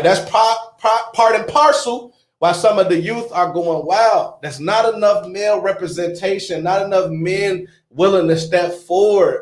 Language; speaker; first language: English; native; English